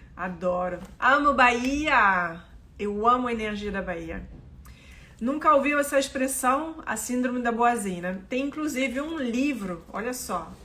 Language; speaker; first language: Portuguese; non-native, fluent; French